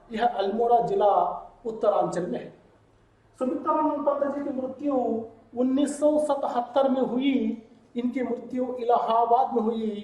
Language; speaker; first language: Hindi; non-native, local second language; Telugu